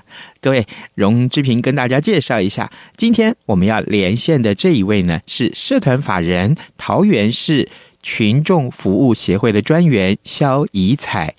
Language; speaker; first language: Chinese; native; Chinese